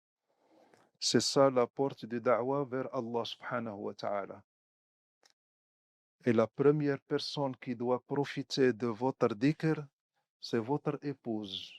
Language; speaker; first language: French; non-native, local second language; Arabic